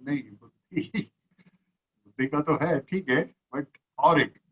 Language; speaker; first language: Hindi; non-native, local second language; Marathi